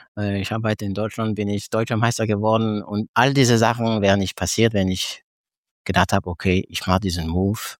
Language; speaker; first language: German; non-native, fluent; French